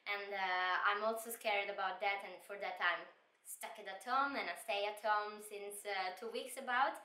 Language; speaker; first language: English; non-native, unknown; Italian